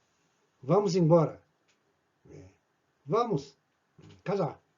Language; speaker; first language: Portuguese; non-native, fluent; Korean